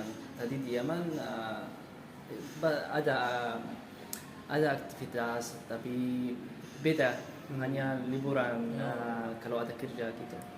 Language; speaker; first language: Indonesian; non-native, learner; Arabic